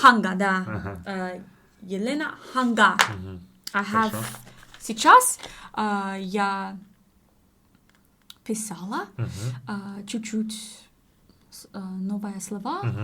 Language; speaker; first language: Russian; non-native, learner; English